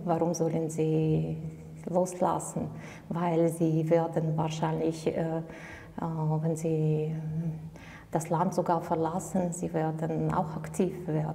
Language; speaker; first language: German; non-native, learner; Belarusian